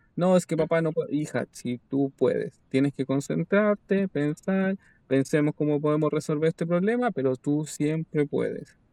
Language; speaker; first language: Spanish; native; Spanish